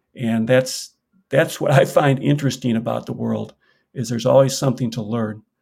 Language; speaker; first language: English; native; English